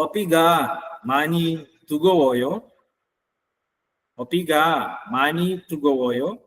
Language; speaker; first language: Korean; non-native, fluent; Filipino